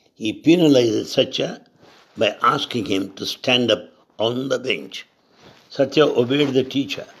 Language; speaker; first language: English; non-native, local second language; Telugu